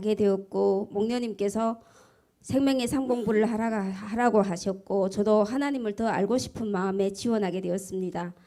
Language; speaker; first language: Korean; early bilingual, heritage; Korean